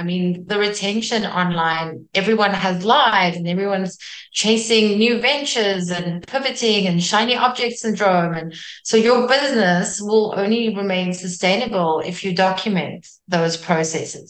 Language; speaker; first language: English; non-native, local second language; Afrikaans